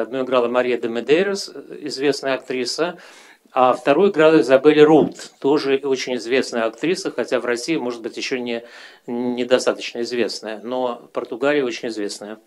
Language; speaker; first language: Russian; native; Russian